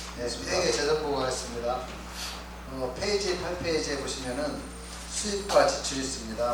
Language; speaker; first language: Korean; native; Korean